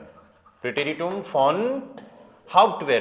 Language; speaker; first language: German; non-native, fluent; Hindi